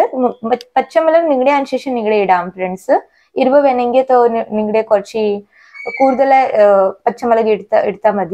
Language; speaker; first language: Malayalam; non-native, learner; Hindi